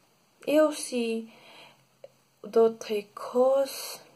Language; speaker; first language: French; non-native, learner; Spanish